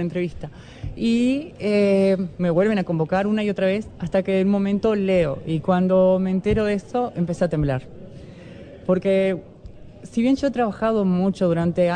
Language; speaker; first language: Spanish; native; Spanish